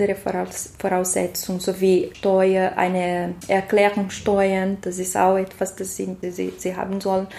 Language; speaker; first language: German; non-native, fluent; Portuguese